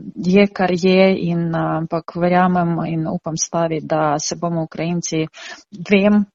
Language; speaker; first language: Slovenian; non-native, fluent; Ukrainian